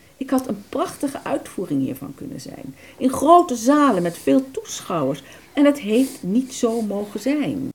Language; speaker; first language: Dutch; native; Dutch